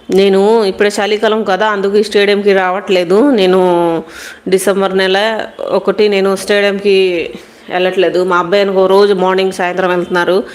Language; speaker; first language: Telugu; non-native, local second language; Hindi